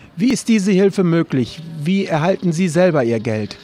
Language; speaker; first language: German; native; German